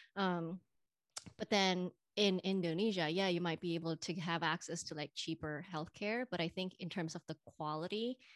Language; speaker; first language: English; non-native, fluent; Indonesian